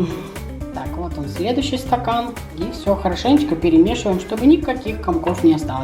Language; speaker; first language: Russian; native; Russian